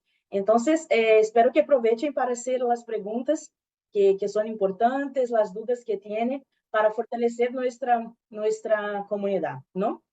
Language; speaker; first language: Spanish; non-native, learner; Portuguese